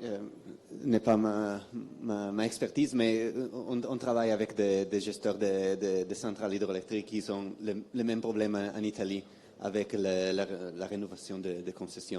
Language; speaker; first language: French; non-native, fluent; Italian